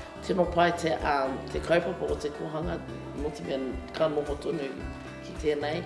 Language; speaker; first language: Māori; non-native, local second language; English